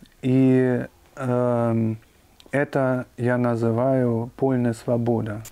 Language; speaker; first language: Russian; non-native, fluent; German